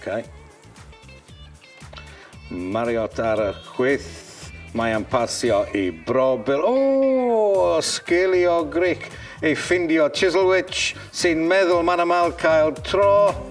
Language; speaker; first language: Welsh; non-native, learner; English